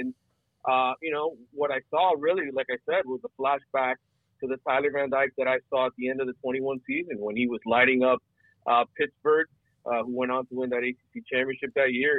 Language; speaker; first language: English; native; English